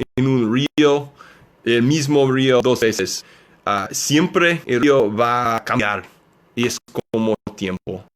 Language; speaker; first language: Spanish; non-native, learner; English